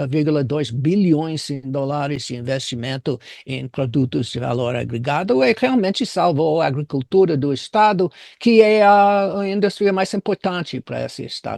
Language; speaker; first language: Portuguese; non-native, fluent; English